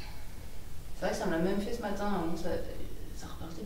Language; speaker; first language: French; native; French